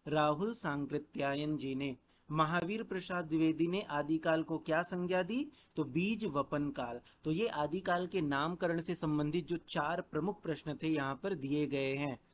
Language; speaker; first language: Hindi; native; Hindi